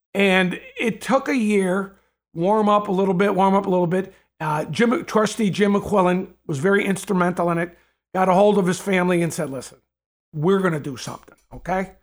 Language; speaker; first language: English; native; English